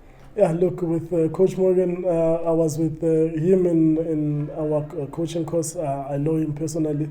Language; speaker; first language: English; non-native, local second language; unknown